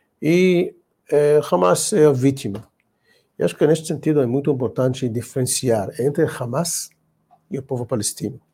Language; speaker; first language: Portuguese; non-native, learner; Hebrew